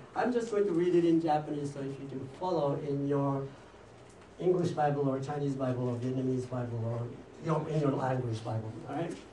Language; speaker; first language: English; non-native, fluent; Japanese